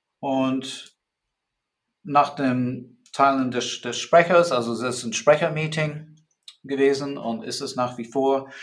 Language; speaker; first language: German; non-native, fluent; English